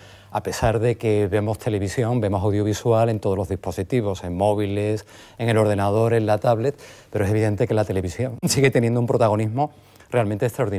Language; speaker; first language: Spanish; native; Spanish